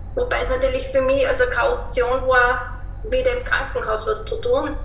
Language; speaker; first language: German; native; German